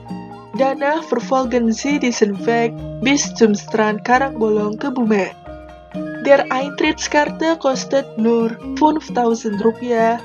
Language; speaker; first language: German; non-native, fluent; Indonesian